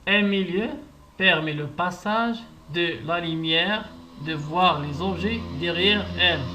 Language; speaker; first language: French; non-native, local second language; Arabic